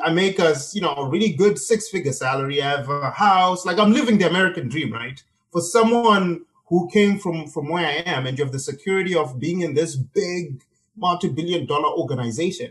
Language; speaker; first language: English; non-native, local second language; Shona